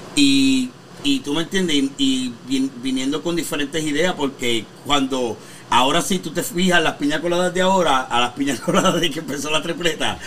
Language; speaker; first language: Spanish; native; Spanish